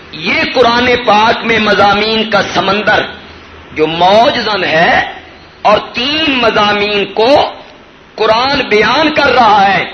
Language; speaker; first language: Urdu; non-native, local second language; Punjabi